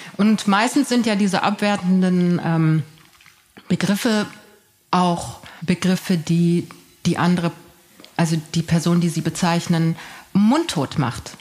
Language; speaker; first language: German; early bilingual, other home language; Persian